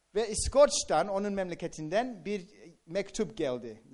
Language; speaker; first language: Turkish; non-native, fluent; English